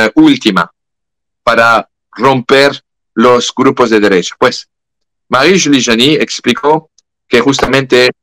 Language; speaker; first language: Spanish; non-native, fluent; French